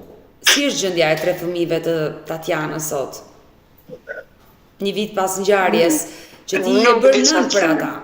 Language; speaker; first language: Albanian; native; Albanian